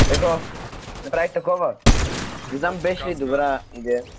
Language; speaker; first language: Bulgarian; native; Bulgarian